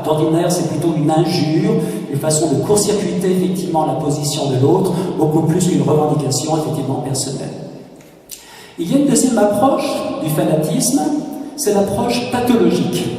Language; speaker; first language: French; native; French